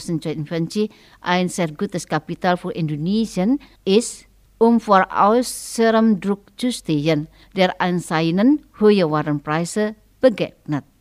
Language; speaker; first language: German; non-native, fluent; Indonesian